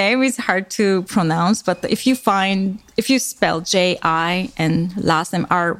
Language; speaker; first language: English; non-native, fluent; Korean